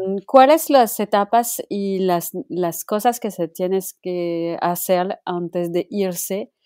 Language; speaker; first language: Spanish; non-native, local second language; French